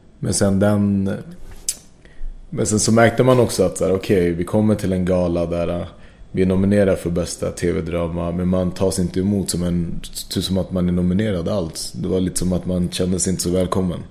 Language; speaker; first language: Swedish; early bilingual, other home language; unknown